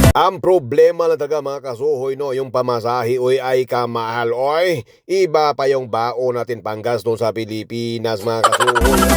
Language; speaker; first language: Filipino; non-native, local second language; Cebuano